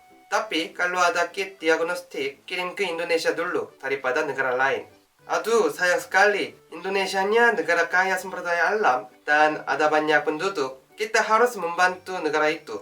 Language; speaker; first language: Indonesian; non-native, learner; Korean